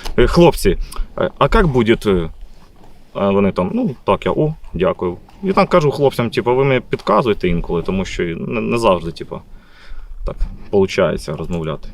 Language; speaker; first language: Ukrainian; non-native, local second language; Russian